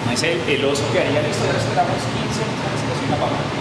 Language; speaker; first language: Spanish; native; Spanish